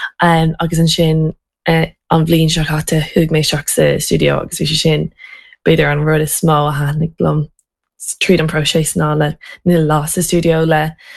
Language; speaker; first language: Irish; non-native, local second language; English